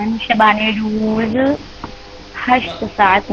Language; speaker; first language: Persian; non-native, learner; Urdu